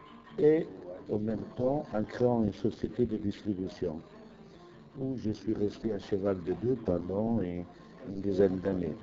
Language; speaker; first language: French; non-native, fluent; Italian